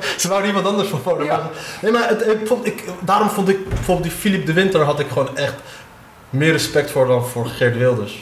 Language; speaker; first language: Dutch; early bilingual, other home language; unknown